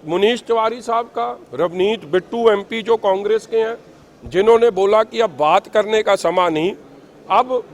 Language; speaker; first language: Urdu; non-native, local second language; Punjabi